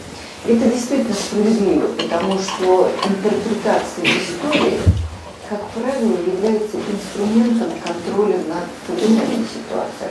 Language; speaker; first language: Russian; native; Russian